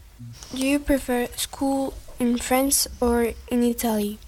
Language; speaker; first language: English; non-native, learner; French